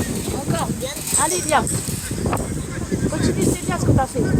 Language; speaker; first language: French; native; French